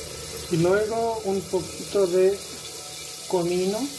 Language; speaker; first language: Spanish; non-native, fluent; Hindi